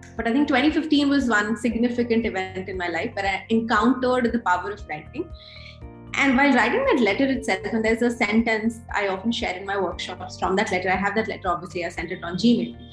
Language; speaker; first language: English; non-native, local second language; Hindi